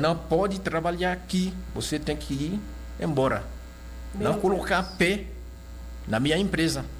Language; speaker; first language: Portuguese; non-native, local second language; Haitian Creole